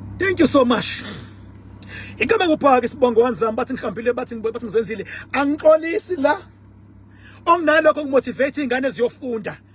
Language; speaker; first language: Zulu; native; Zulu